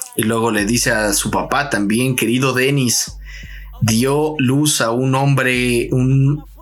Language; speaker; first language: Spanish; native; Spanish